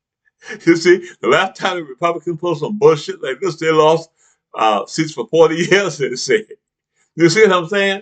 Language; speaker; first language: English; native; English